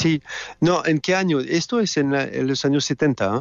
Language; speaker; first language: Spanish; non-native, learner; French